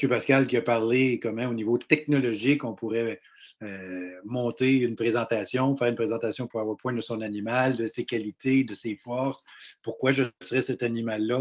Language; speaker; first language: French; native; French